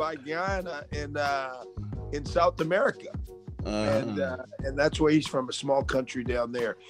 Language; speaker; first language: English; native; English